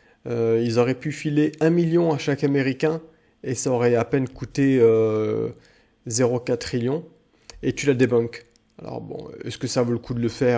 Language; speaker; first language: French; native; French